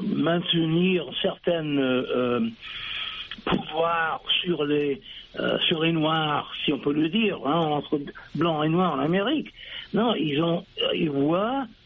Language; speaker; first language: French; non-native, fluent; English